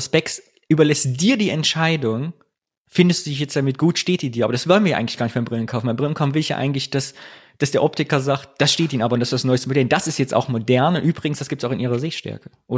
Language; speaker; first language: German; native; German